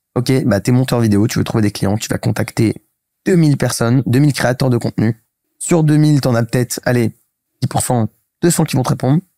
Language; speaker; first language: French; native; French